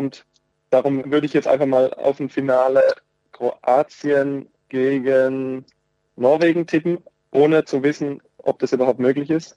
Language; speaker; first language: German; native; German